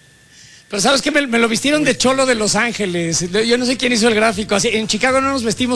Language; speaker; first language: Spanish; native; Spanish